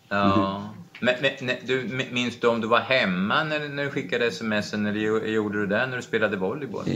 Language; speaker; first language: Swedish; native; Swedish